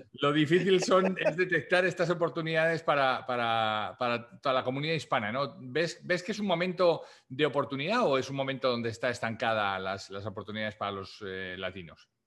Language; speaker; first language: Spanish; native; Spanish